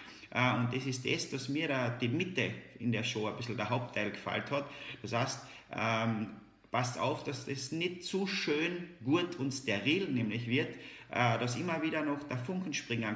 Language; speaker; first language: German; native; German